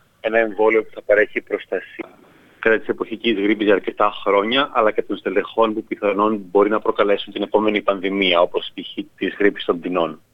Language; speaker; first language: Greek; native; Greek